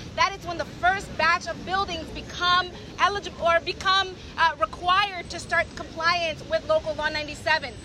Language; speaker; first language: English; early bilingual, other home language; Spanish